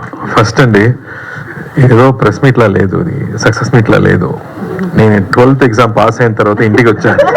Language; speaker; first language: Telugu; non-native, fluent; Tamil